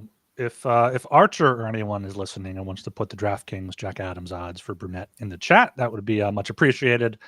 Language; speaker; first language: English; native; English